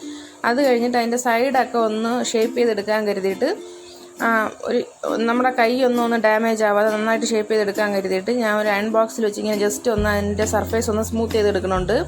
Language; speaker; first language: Malayalam; native; Malayalam